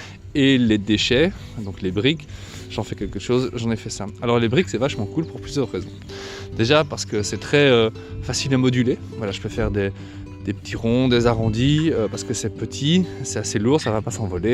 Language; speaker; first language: French; native; French